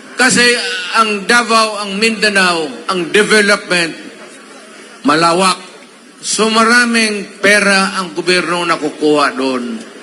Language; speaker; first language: Filipino; non-native, local second language; Cebuano